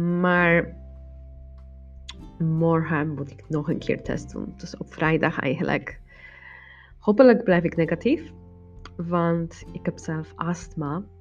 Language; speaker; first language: Dutch; non-native, learner; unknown